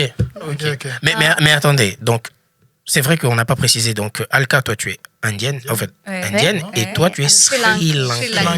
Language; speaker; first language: French; native; French